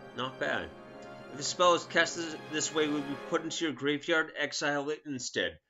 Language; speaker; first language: English; native; English